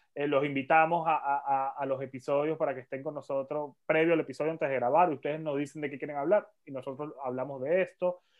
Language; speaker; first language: Spanish; native; Spanish